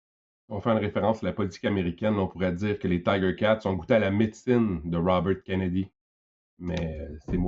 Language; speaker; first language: French; native; French